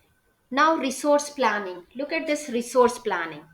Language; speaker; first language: English; non-native, local second language; Hindi